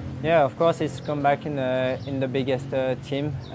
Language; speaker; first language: English; non-native, learner; French